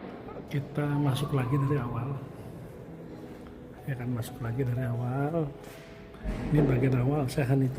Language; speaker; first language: Indonesian; native; Indonesian